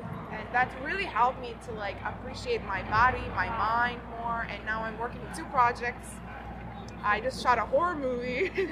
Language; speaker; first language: English; non-native, fluent; Albanian